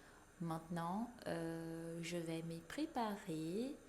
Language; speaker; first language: French; non-native, fluent; Portuguese